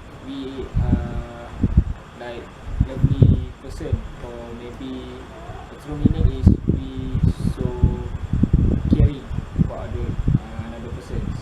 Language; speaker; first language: English; non-native, learner; Malay